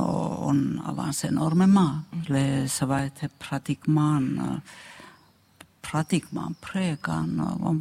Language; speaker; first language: French; non-native, fluent; Finnish